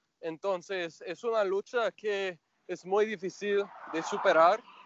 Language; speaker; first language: Spanish; non-native, fluent; English